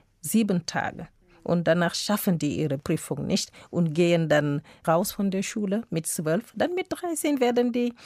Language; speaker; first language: German; non-native, fluent; Fula